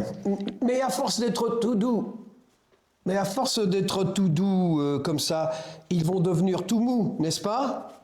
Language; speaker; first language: French; native; French